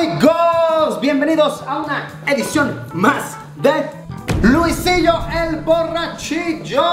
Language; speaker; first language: Spanish; native; Spanish